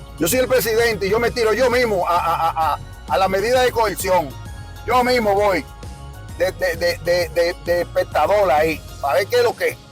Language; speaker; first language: Spanish; native; Spanish